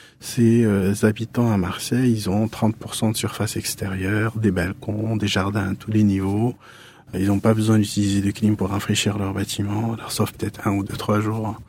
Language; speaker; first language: French; non-native, local second language; Arabic